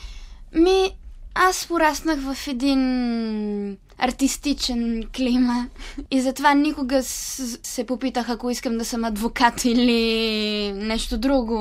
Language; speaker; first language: Bulgarian; early bilingual, heritage; Italian